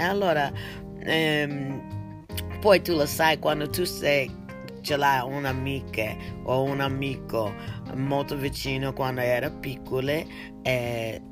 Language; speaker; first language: Italian; non-native, learner; English